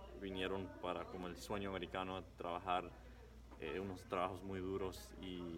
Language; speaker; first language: Spanish; early bilingual, heritage; English